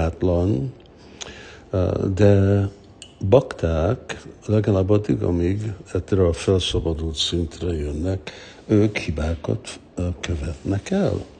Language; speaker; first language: Hungarian; early bilingual, heritage; Hungarian